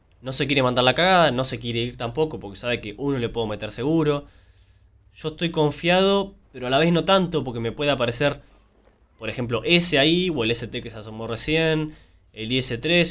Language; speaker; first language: Spanish; native; Spanish